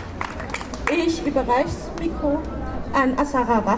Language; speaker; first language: German; early bilingual, other home language; Turkish